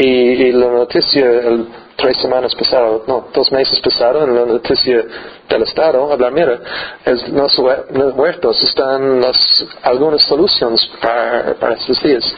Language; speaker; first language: Spanish; non-native, learner; English